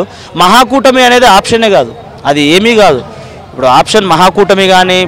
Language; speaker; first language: Telugu; native; Telugu